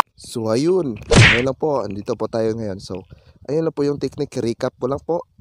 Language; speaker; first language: Filipino; non-native, local second language; Cebuano